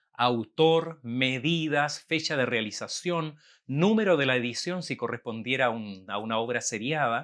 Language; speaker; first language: Spanish; native; Spanish